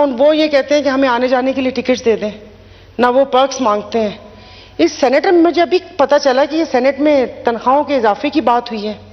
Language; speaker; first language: Urdu; non-native, local second language; Sindhi